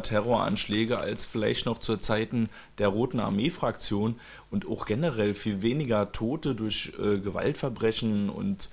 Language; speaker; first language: German; native; German